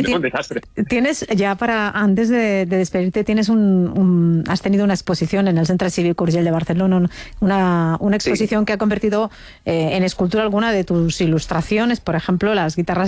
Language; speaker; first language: Spanish; native; Spanish